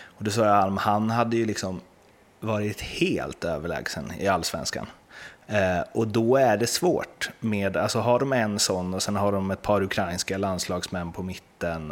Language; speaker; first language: Swedish; native; Swedish